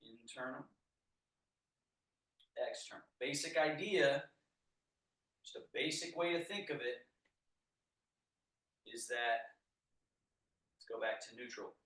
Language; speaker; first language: English; native; English